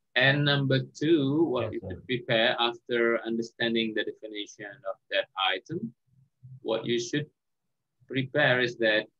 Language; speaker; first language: English; non-native, fluent; Indonesian